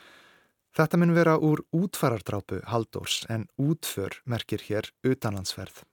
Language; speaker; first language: Icelandic; native; Icelandic